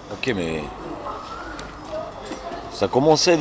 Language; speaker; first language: French; non-native, learner; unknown